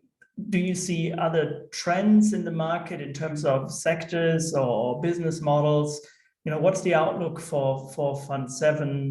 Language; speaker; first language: English; non-native, fluent; German